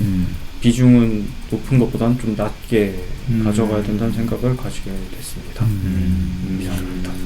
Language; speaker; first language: Korean; native; Korean